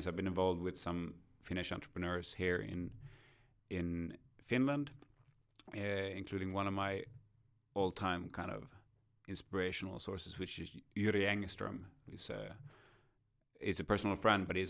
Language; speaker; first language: English; non-native, fluent; Swedish